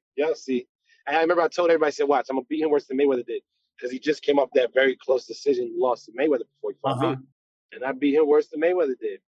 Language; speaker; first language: English; native; English